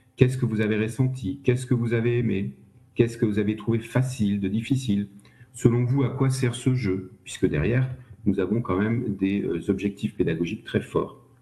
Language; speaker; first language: French; native; French